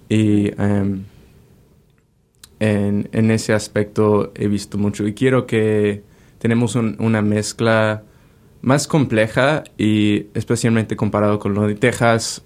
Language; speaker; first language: Spanish; non-native, fluent; English